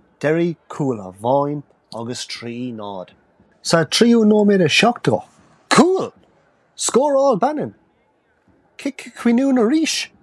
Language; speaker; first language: Irish; non-native, local second language; English